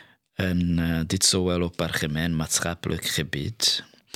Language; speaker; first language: Dutch; non-native, fluent; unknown